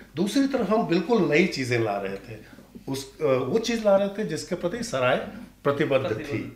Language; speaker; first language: Hindi; non-native, local second language; Magahi